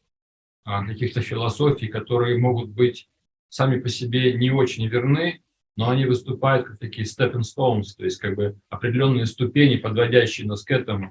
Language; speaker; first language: Russian; native; Russian